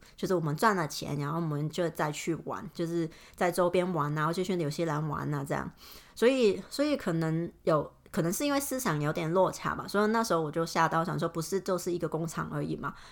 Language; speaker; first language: Chinese; non-native, local second language; Cantonese